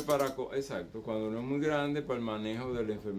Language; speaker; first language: Spanish; native; Spanish